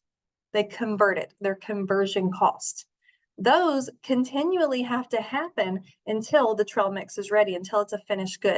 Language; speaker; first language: English; native; English